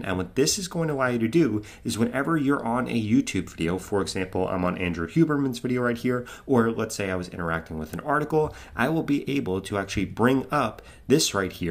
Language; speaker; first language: English; native; English